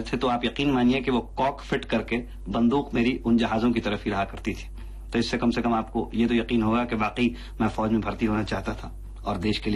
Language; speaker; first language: Hindi; native; Hindi